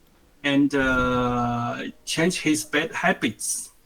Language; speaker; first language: English; non-native, learner; Chinese